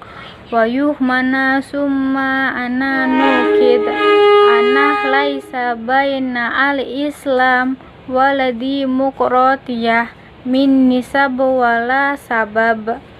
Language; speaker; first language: Arabic; non-native, learner; Indonesian